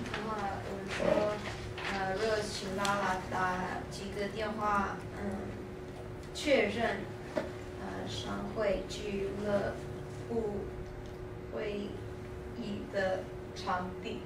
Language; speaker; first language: Chinese; non-native, learner; English